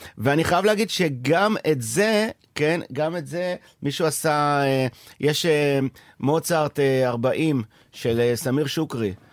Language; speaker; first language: Hebrew; native; Hebrew